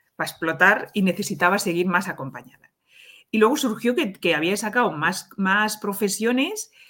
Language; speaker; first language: Spanish; native; Spanish